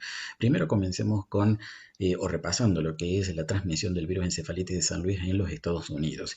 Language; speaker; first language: Spanish; native; Spanish